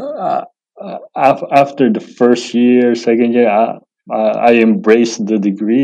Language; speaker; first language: English; non-native, local second language; Filipino